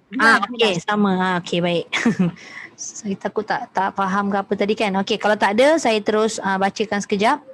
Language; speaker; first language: Malay; native; Malay